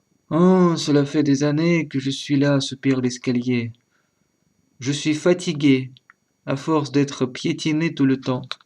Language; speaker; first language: French; non-native, learner; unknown